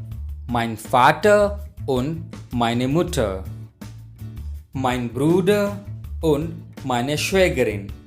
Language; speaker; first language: German; non-native, fluent; Hindi